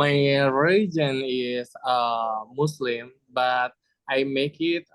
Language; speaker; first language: English; non-native, learner; Indonesian